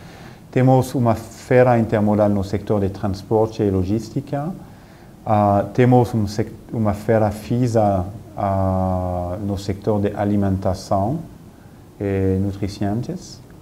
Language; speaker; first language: Portuguese; non-native, fluent; French